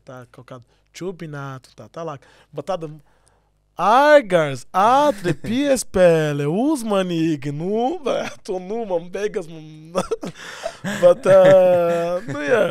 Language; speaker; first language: Latvian; non-native, learner; Portuguese